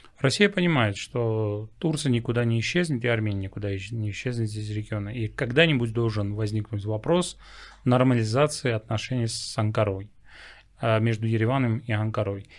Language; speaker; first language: Russian; non-native, local second language; Armenian